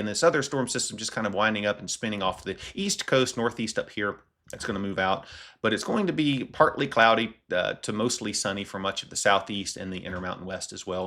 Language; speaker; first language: English; native; English